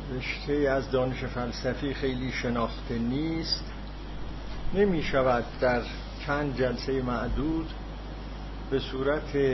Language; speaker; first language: Persian; non-native, local second language; Azerbaijani